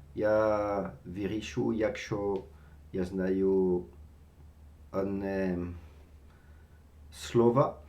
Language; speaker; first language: Ukrainian; non-native, learner; French